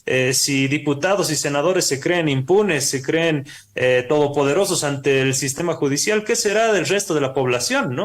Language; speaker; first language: Spanish; native; Spanish